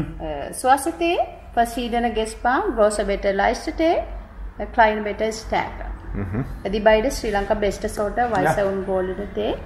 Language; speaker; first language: German; non-native, learner; Sinhala